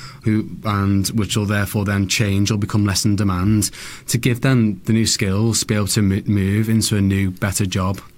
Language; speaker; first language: English; native; English